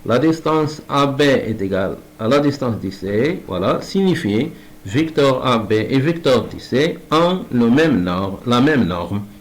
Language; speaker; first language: French; non-native, local second language; Arabic